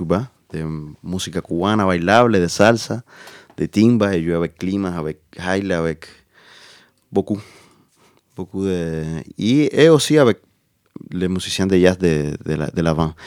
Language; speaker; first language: French; non-native, learner; Spanish